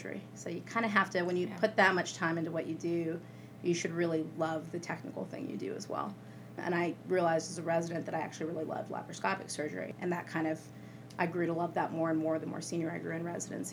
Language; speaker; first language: English; native; English